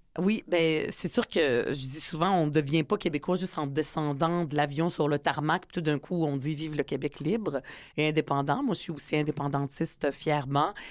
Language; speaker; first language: French; early bilingual, other home language; Arabic